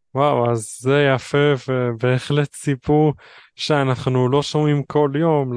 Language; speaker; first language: Hebrew; native; Hebrew